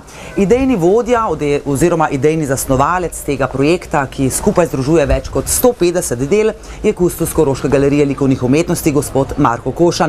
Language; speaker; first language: Slovenian; native; Slovenian